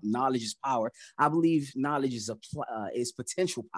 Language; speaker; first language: English; early bilingual, other home language; Haitian Creole